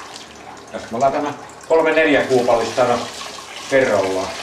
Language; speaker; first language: Finnish; native; Finnish